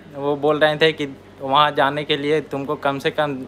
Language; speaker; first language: Hindi; native; Hindi